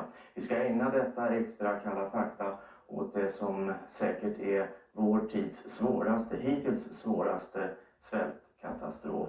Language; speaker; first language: Swedish; native; Swedish